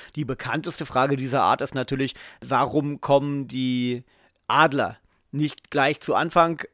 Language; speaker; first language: German; native; German